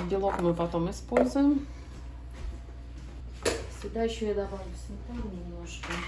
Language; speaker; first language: Russian; native; Russian